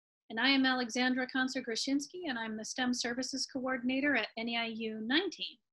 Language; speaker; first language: English; native; English